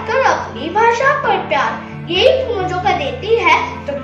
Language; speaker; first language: Hindi; native; Hindi